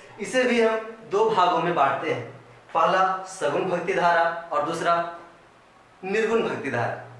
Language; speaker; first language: Hindi; native; Hindi